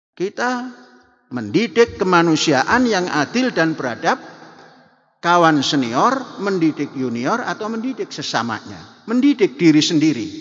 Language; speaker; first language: Indonesian; non-native, local second language; Javanese